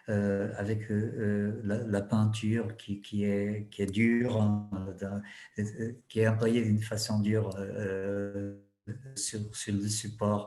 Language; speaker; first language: French; non-native, fluent; Portuguese